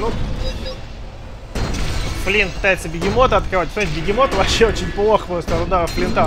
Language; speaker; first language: Russian; native; Russian